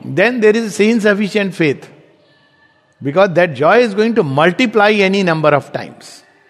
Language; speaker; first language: English; non-native, local second language; Hindi